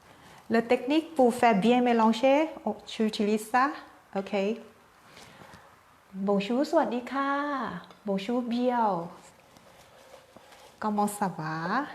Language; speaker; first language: French; non-native, learner; Thai